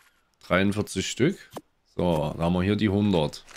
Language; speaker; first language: German; native; German